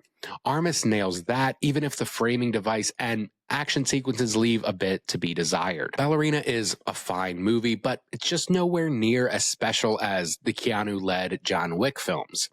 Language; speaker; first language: English; native; English